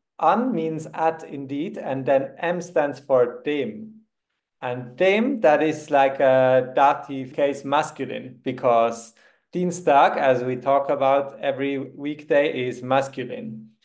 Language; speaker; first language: English; non-native, fluent; German